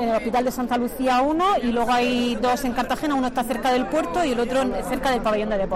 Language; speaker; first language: Spanish; native; Spanish